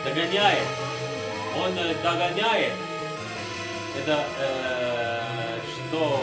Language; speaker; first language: Russian; non-native, learner; English